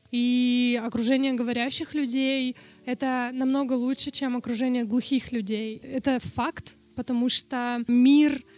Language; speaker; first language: Russian; non-native, local second language; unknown